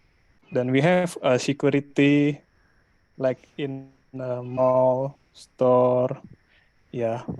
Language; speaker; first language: English; non-native, learner; Indonesian